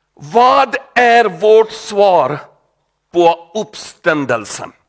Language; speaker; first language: Swedish; non-native, learner; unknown